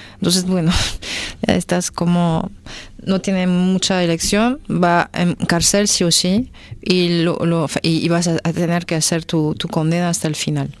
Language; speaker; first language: Spanish; non-native, fluent; French